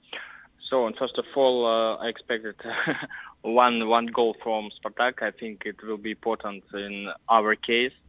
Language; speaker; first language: English; non-native, learner; Russian